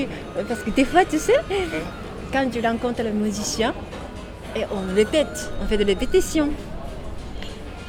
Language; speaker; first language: French; non-native, learner; Japanese